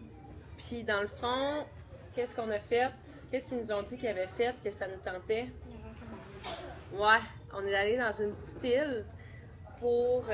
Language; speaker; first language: French; native; French